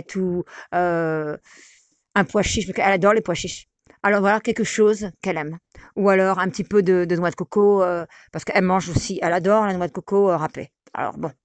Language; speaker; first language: French; native; French